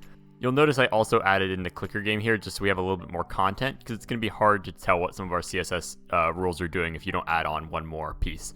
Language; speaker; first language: English; native; English